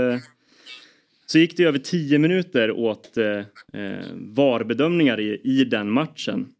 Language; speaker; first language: Swedish; native; Swedish